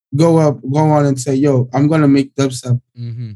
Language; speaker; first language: English; early bilingual, other home language; Portuguese